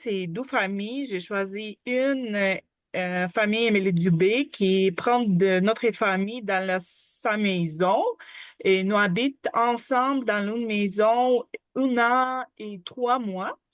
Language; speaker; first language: French; non-native, learner; Ukrainian